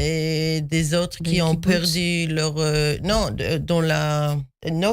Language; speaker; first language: French; non-native, fluent; Hebrew